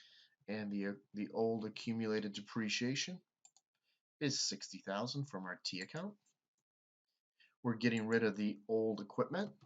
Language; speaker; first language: English; native; English